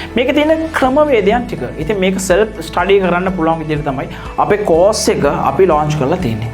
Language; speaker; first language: Sinhala; non-native, local second language; Tamil